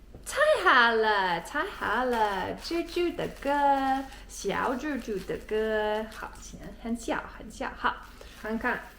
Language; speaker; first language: Chinese; non-native, learner; English